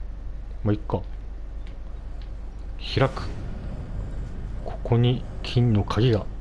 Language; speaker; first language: Japanese; native; Japanese